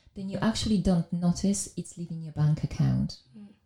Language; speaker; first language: English; non-native, fluent; Polish